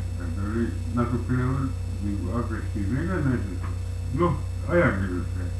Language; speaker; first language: Estonian; native; Estonian